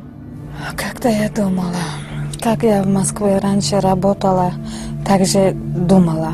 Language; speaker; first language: Russian; non-native, learner; Uzbek